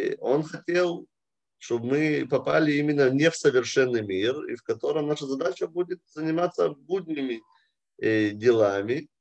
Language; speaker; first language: Russian; early bilingual, heritage; Russian